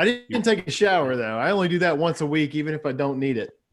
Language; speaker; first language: English; native; English